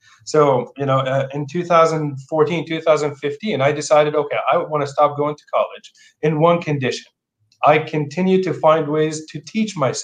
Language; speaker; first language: English; non-native, fluent; Arabic